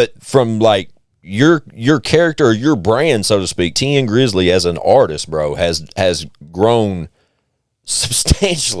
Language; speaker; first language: English; native; English